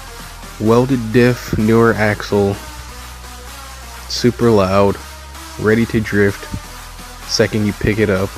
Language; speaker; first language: English; native; English